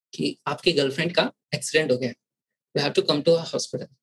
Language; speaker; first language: Hindi; native; Hindi